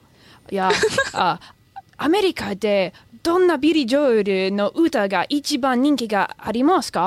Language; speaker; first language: Japanese; non-native, learner; English